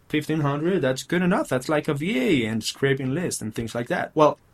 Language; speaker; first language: English; early bilingual, other home language; Spanish